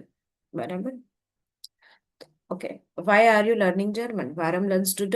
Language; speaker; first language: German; non-native, fluent; Gujarati